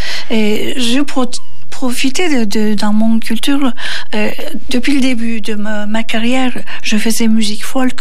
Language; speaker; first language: French; non-native, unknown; Turkish